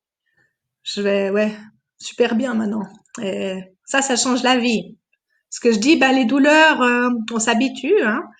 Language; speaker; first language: French; native; French